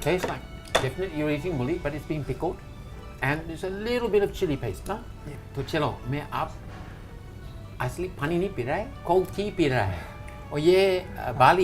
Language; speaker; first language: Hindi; non-native, fluent; English